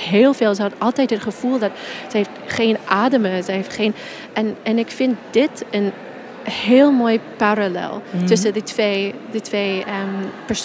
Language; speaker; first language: Dutch; non-native, fluent; English